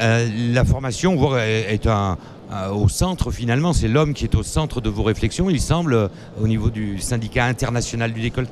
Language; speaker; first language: French; native; French